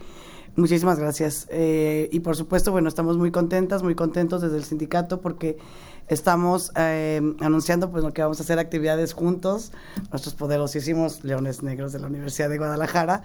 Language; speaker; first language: Spanish; native; Spanish